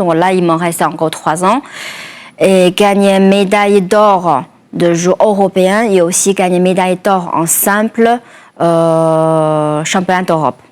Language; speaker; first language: French; non-native, fluent; Chinese